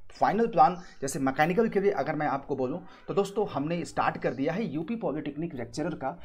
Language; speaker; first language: Hindi; native; Hindi